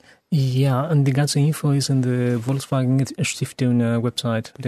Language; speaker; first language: German; non-native, fluent; Spanish